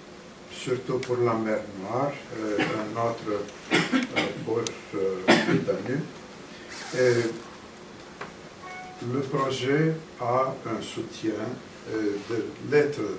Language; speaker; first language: French; non-native, fluent; Romanian